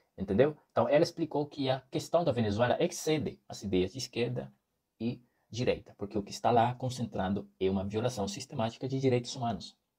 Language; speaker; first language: Portuguese; non-native, fluent; Spanish